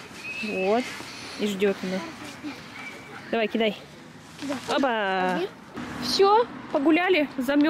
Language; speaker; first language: Russian; native; Russian